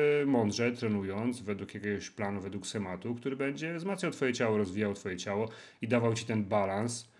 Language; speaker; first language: Polish; native; Polish